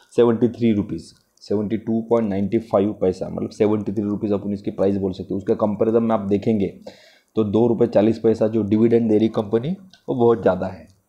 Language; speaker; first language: Hindi; non-native, local second language; Marathi